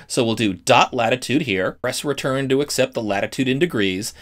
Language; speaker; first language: English; native; English